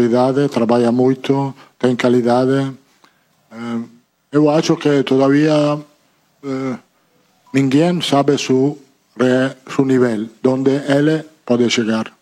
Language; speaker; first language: Portuguese; non-native, fluent; Italian